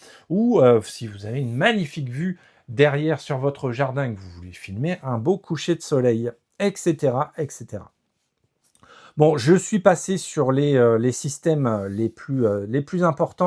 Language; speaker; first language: French; native; French